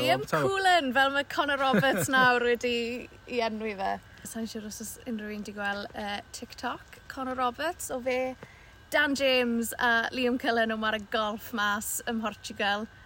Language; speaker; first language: Welsh; native; Welsh